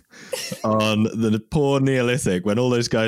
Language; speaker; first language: English; native; English